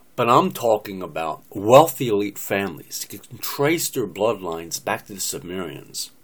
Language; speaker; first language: English; native; English